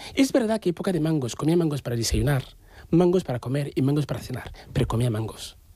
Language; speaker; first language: Spanish; non-native, fluent; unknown